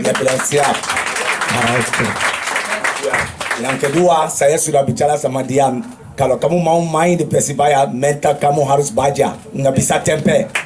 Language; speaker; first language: Indonesian; non-native, fluent; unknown